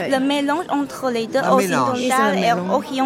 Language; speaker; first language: French; non-native, fluent; Chinese